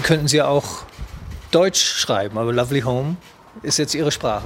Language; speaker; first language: German; native; German